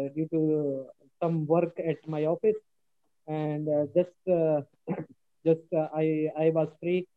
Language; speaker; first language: English; non-native, local second language; Urdu